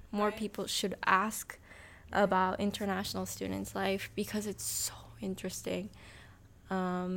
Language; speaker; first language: English; non-native, fluent; Japanese